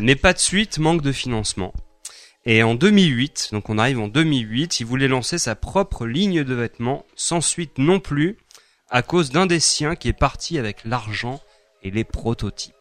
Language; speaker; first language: French; native; French